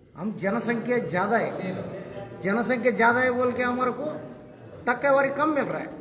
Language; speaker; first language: Hindi; non-native, local second language; Kannada